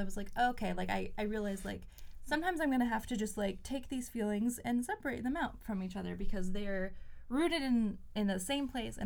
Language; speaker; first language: English; native; English